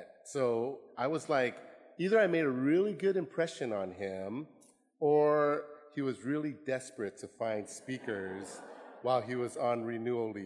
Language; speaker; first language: English; native; English